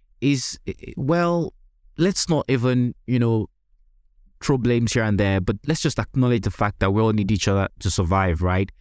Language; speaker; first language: English; non-native, local second language; Yoruba